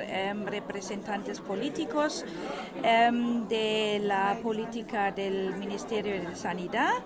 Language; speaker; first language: Spanish; non-native, fluent; German